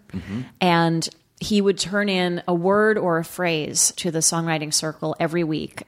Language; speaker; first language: English; native; English